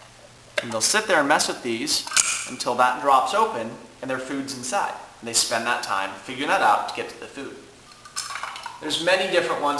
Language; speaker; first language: English; native; English